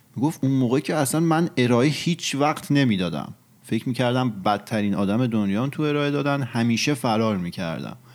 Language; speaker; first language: Persian; native; Persian